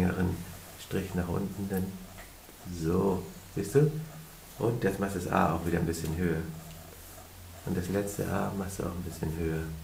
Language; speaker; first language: German; native; German